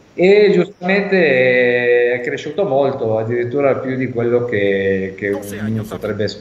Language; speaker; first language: Italian; native; Italian